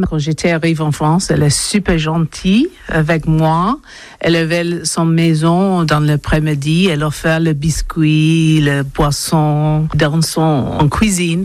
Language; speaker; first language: French; non-native, learner; English